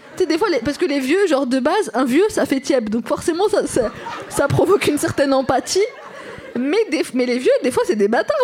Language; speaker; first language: French; early bilingual, other home language; Arabic